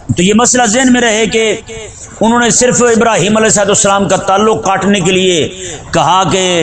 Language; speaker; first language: Urdu; non-native, local second language; Punjabi